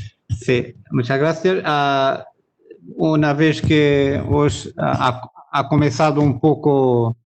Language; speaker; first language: Spanish; non-native, learner; Portuguese